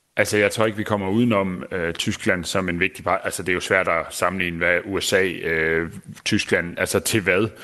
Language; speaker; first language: Danish; native; Danish